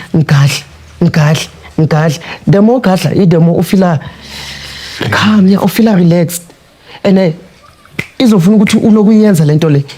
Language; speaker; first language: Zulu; non-native, local second language; Tsonga